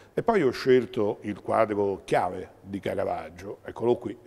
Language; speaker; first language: Italian; native; Italian